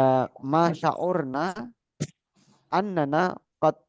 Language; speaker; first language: Arabic; non-native, fluent; Indonesian